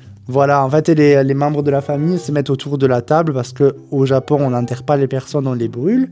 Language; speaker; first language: French; native; French